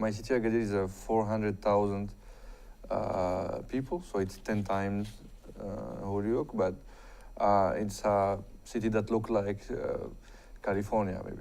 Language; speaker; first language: English; non-native, fluent; Arabic